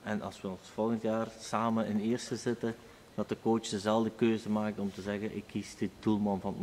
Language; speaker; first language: Dutch; native; Dutch